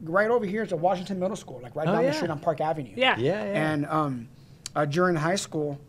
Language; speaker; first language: English; native; English